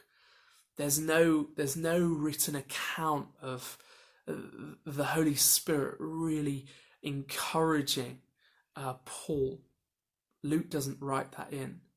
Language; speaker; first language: English; native; English